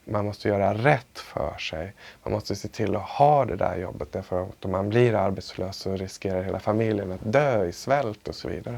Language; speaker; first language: Swedish; native; Swedish